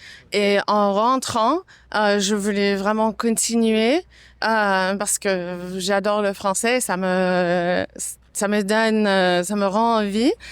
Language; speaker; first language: French; non-native, fluent; English